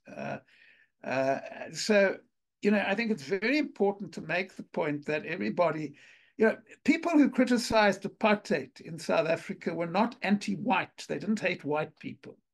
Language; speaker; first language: English; native; English